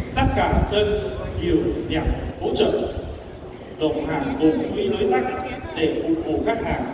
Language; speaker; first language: Vietnamese; non-native, fluent; Chinese